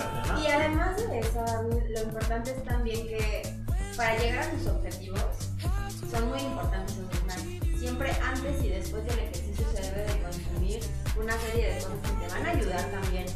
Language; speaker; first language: Spanish; native; Spanish